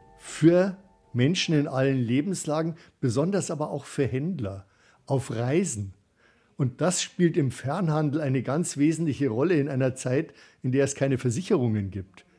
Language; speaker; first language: German; native; German